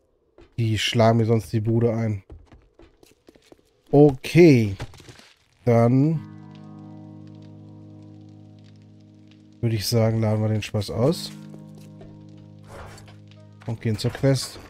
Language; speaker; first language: German; native; German